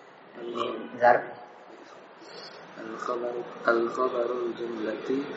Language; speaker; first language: Arabic; non-native, learner; Indonesian